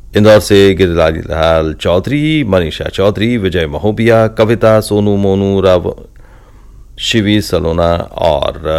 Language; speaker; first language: Hindi; native; Hindi